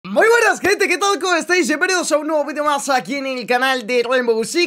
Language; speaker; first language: Spanish; native; Spanish